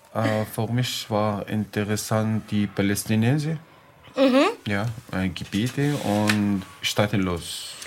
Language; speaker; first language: German; non-native, learner; Arabic